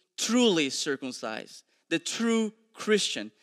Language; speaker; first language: English; non-native, fluent; Portuguese